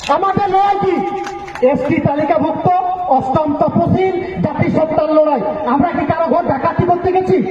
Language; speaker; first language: Bangla; non-native, local second language; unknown